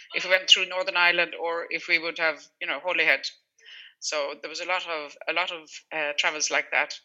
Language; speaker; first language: English; non-native, fluent; Swedish